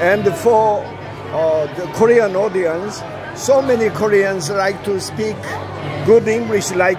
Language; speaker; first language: English; non-native, learner; Korean